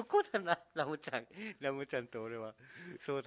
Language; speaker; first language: Japanese; native; Japanese